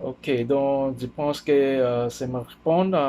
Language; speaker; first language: French; non-native, learner; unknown